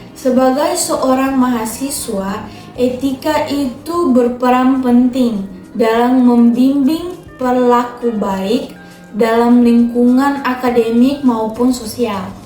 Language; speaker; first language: Indonesian; non-native, local second language; Tetum